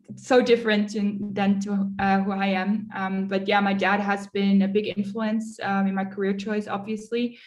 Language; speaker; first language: English; early bilingual, other home language; Dutch